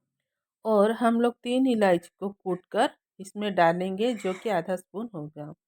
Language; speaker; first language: Hindi; non-native, local second language; Odia